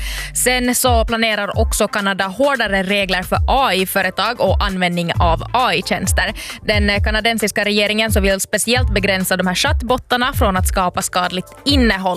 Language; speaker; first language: Swedish; native; Swedish